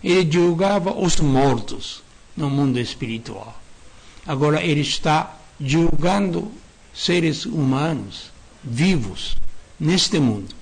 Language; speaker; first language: Portuguese; non-native, learner; Japanese